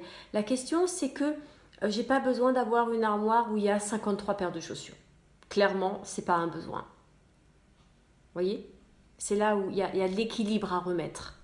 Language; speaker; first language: French; native; French